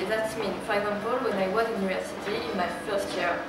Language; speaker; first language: English; non-native, learner; French